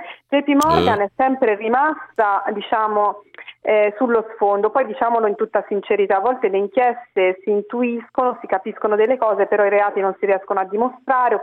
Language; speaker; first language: Italian; native; Italian